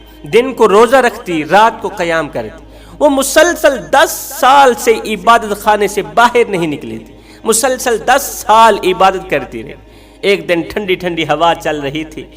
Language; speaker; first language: Urdu; native; Urdu